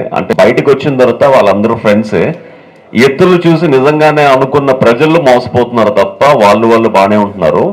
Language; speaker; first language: Telugu; native; Telugu